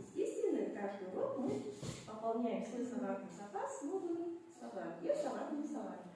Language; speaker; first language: Russian; non-native, local second language; Kazakh